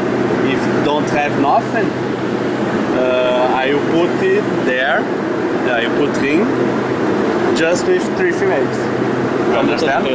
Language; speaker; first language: English; non-native, learner; Portuguese